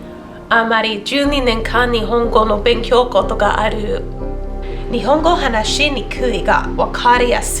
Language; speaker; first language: Japanese; non-native, learner; English